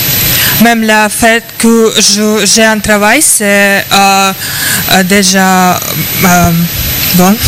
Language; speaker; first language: French; non-native, learner; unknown